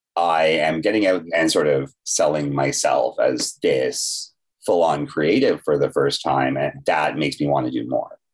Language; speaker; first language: English; native; English